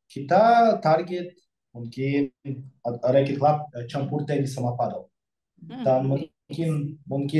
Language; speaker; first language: Indonesian; non-native, fluent; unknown